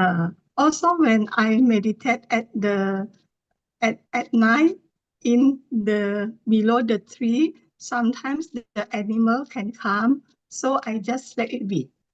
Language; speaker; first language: English; non-native, learner; Thai